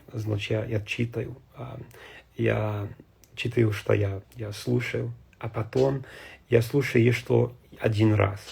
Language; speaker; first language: Russian; non-native, learner; English